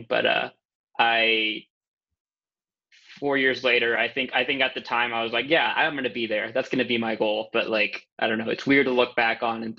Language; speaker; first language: English; native; English